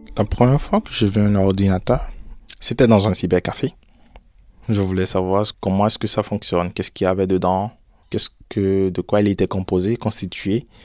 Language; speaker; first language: French; non-native, local second language; Fon